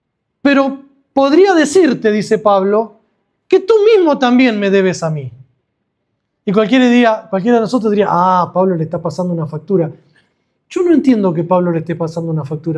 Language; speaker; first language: Spanish; native; Spanish